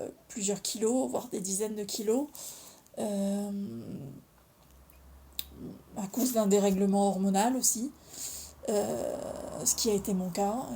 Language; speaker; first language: French; native; French